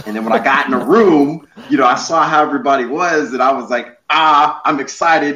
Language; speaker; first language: English; native; English